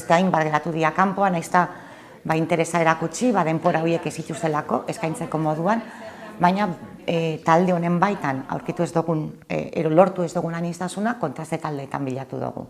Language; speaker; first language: Basque; native; Basque